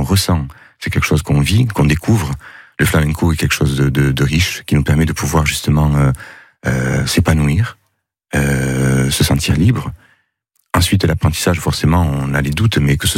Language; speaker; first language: French; native; French